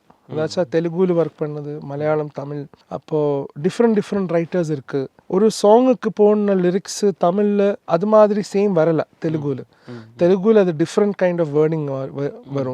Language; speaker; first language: Tamil; non-native, learner; Malayalam